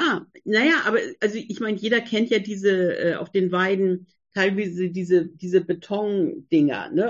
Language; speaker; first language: German; native; German